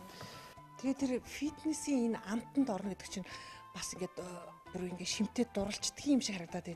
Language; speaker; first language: Mongolian; native; Mongolian